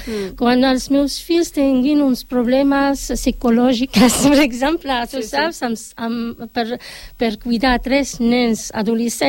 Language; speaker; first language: Catalan; non-native, fluent; Arabic